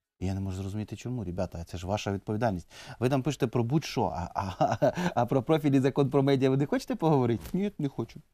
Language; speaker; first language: Ukrainian; native; Ukrainian